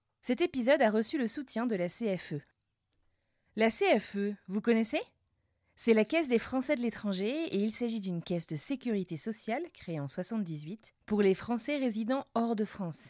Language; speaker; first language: French; native; French